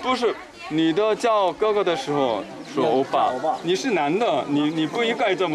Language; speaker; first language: Chinese; non-native, fluent; Korean